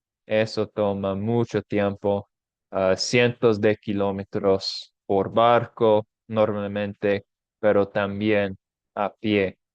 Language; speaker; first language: Spanish; non-native, fluent; English